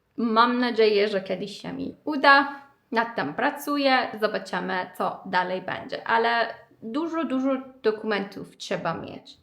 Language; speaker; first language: Polish; non-native, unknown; Persian